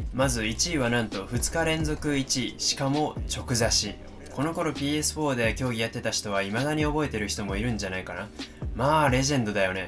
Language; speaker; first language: Japanese; native; Japanese